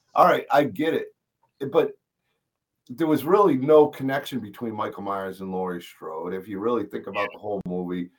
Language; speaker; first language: English; native; English